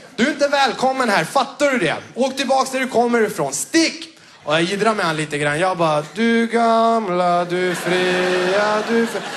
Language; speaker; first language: Swedish; early bilingual, other home language; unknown